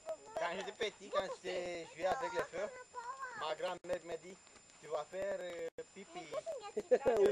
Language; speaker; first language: French; non-native, learner; Bulgarian